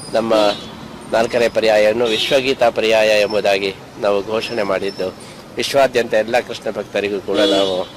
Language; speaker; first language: Kannada; native; Kannada